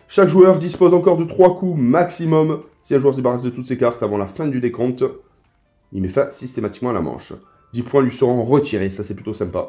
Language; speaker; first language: French; native; French